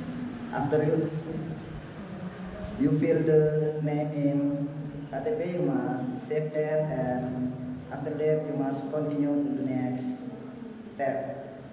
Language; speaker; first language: English; non-native, learner; Indonesian